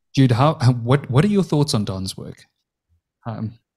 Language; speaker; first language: English; native; English